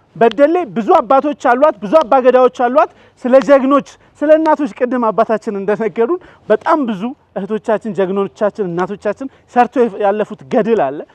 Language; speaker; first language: Amharic; non-native, local second language; Oromo